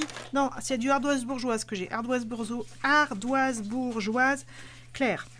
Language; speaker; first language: French; native; French